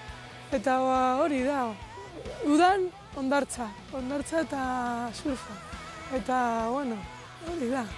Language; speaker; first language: Basque; non-native, local second language; Spanish